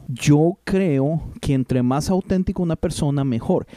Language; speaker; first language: Spanish; native; Spanish